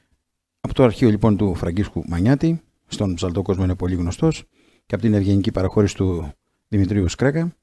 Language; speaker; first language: Greek; native; Greek